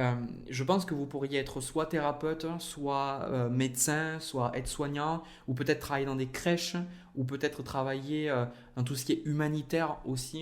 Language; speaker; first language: French; native; French